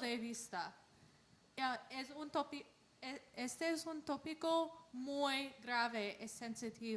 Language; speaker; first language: Spanish; non-native, learner; English